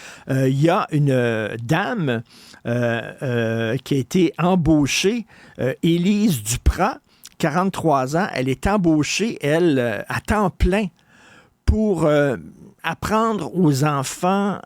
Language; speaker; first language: French; native; French